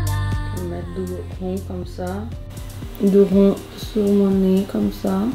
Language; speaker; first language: French; non-native, fluent; Hindi